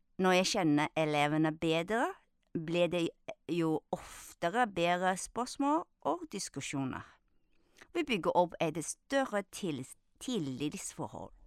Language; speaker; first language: Norwegian; non-native, fluent; Chinese